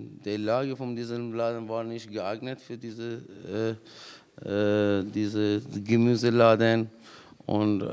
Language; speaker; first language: German; non-native, fluent; Persian